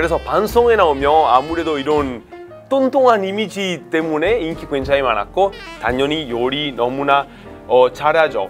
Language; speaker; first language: Korean; non-native, fluent; Italian